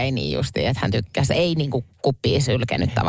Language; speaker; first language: Finnish; native; Finnish